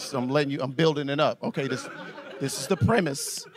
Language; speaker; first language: English; native; English